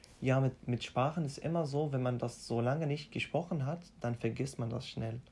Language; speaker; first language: German; non-native, fluent; Arabic